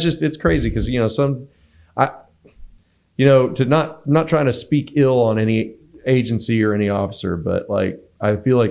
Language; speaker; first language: English; native; English